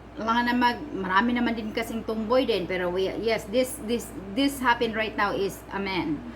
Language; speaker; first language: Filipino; non-native, local second language; Cebuano